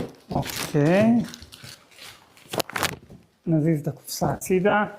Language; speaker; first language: Hebrew; native; Hebrew